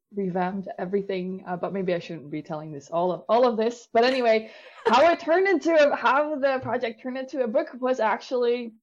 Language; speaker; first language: English; non-native, fluent; Dutch